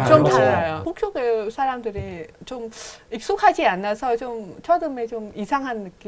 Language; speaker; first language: Korean; non-native, fluent; Vietnamese